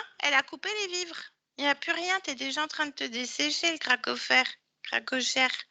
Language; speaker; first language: French; native; French